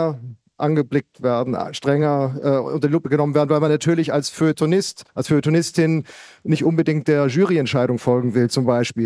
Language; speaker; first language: German; native; German